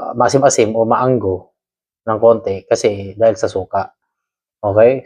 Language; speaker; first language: Filipino; non-native, local second language; Cebuano